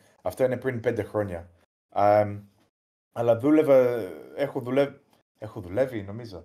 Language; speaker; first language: Greek; early bilingual, heritage; English